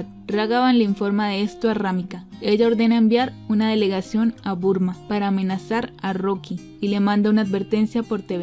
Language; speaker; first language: Spanish; native; Spanish